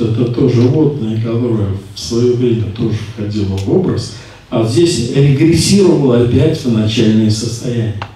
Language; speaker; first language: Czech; non-native, learner; Russian